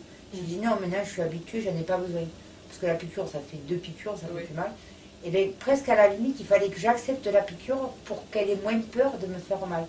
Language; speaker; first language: French; native; French